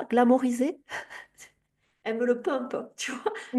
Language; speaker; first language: French; native; French